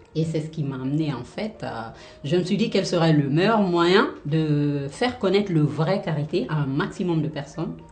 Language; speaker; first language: French; non-native, local second language; Fula